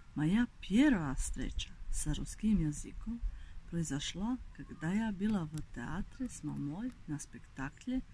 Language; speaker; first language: Russian; non-native, fluent; Croatian